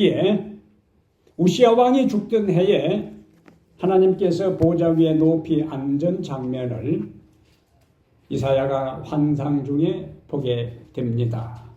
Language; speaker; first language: Korean; native; Korean